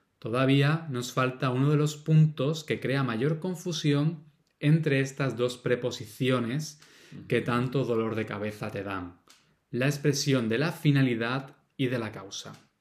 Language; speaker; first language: Spanish; native; Spanish